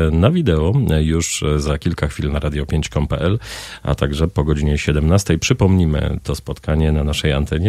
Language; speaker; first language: Polish; native; Polish